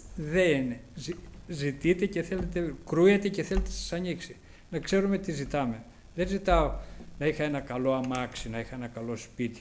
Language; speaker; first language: Greek; native; Greek